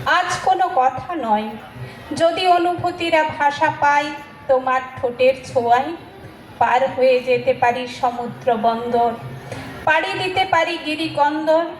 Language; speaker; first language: Bangla; non-native, local second language; Santali